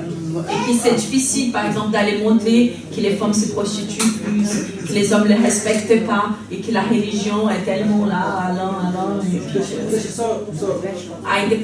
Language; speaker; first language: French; non-native, fluent; Portuguese